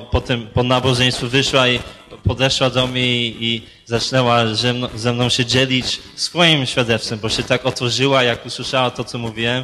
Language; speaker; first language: Polish; early bilingual, heritage; Polish